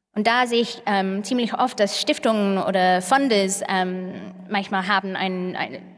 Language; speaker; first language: German; non-native, fluent; English